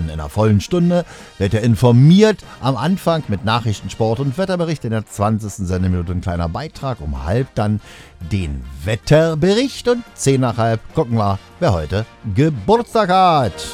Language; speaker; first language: German; native; German